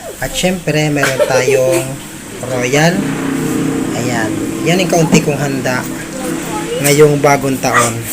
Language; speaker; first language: Filipino; non-native, local second language; Bikol